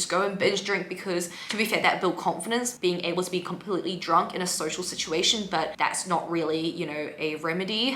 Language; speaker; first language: English; native; English